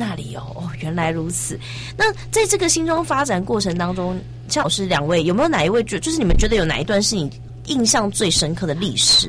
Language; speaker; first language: Chinese; native; Chinese